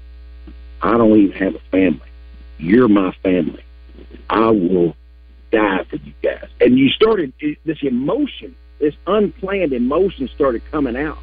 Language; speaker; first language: English; native; English